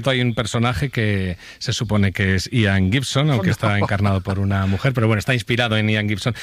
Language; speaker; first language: Spanish; native; Spanish